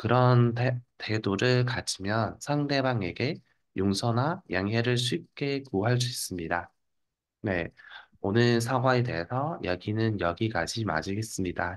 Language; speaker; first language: Korean; non-native, fluent; Vietnamese